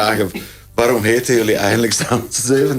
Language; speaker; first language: Dutch; non-native, fluent; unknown